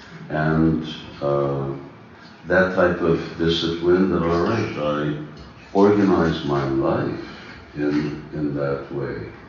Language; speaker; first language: English; early bilingual, other home language; Hungarian